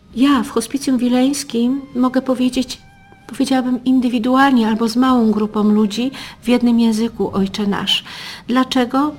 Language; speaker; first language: Polish; native; Polish